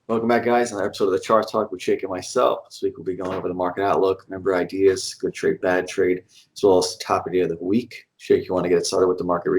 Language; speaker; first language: English; native; English